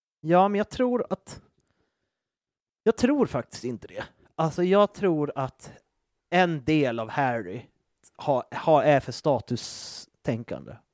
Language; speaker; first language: Swedish; native; Swedish